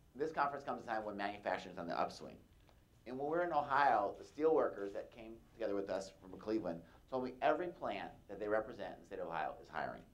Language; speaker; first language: English; native; English